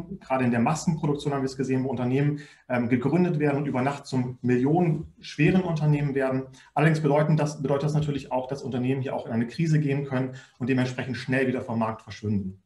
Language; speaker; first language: German; native; German